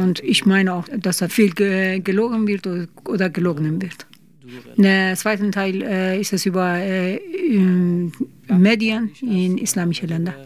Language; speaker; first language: German; non-native, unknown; Persian